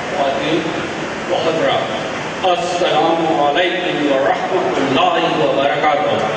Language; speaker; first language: Urdu; native; Urdu